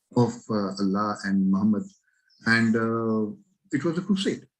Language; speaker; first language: English; non-native, local second language; Marathi